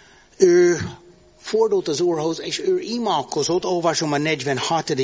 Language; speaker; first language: Hungarian; non-native, learner; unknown